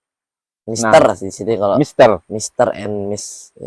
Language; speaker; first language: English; non-native, learner; Indonesian